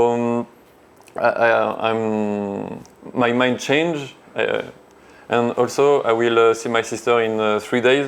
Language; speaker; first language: English; non-native, learner; French